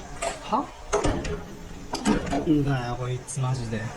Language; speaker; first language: Japanese; native; Japanese